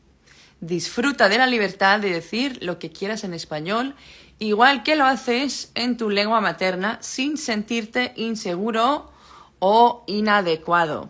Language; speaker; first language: Spanish; non-native, fluent; Dutch